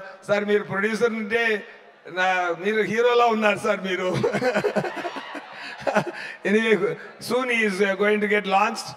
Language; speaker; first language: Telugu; non-native, fluent; Tamil